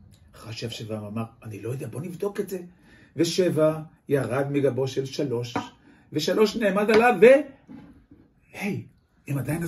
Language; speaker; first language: Hebrew; native; Hebrew